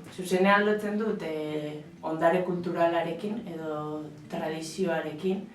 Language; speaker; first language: Basque; non-native, local second language; Spanish